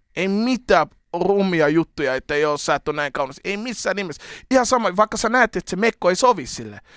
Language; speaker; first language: Finnish; early bilingual, other home language; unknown